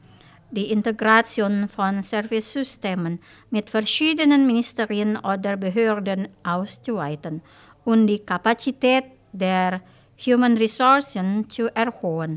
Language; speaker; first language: German; non-native, fluent; Indonesian